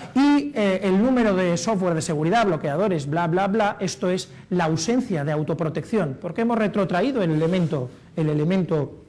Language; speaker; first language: Spanish; native; Spanish